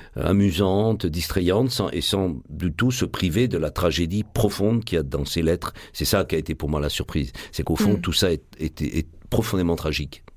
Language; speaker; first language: French; native; French